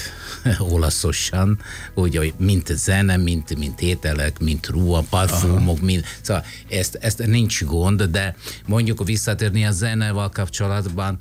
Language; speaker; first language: Hungarian; non-native, fluent; Italian